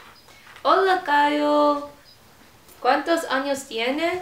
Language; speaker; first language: Spanish; non-native, learner; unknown